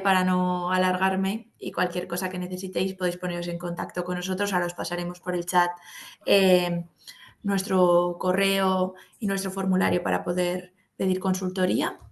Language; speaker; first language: Spanish; native; Spanish